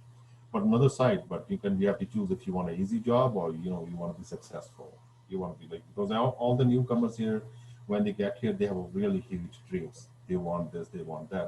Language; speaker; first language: English; non-native, fluent; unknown